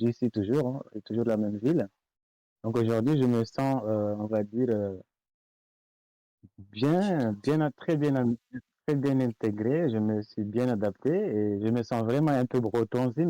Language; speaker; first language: French; non-native, local second language; Comorian